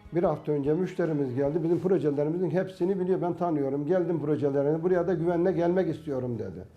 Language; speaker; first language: Turkish; native; Turkish